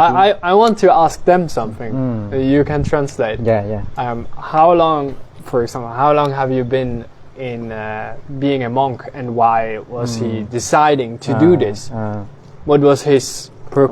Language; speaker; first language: English; non-native, fluent; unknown